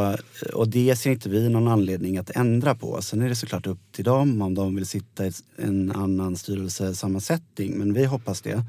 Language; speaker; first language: Swedish; native; Swedish